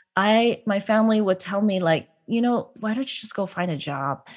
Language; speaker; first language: English; non-native, local second language; Cantonese